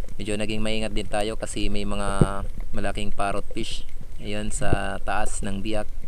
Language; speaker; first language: Filipino; non-native, local second language; Hiligaynon